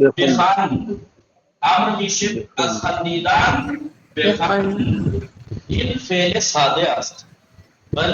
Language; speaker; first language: Persian; non-native, fluent; Urdu